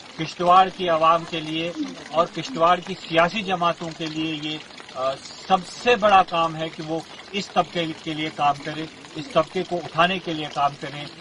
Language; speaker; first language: Urdu; non-native, local second language; Kashmiri